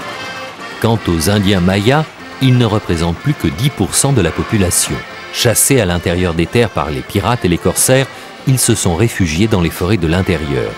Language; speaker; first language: French; native; French